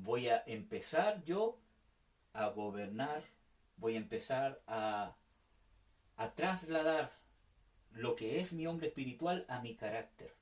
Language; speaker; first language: Spanish; native; Spanish